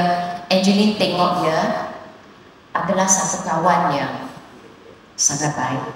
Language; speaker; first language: Indonesian; non-native, local second language; Chinese